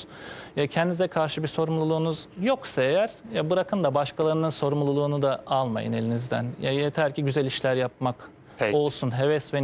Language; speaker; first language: Turkish; native; Turkish